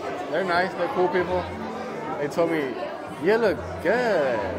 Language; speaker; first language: English; early bilingual, other home language; Spanish